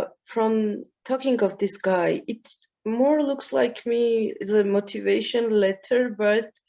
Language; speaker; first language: English; non-native, fluent; Georgian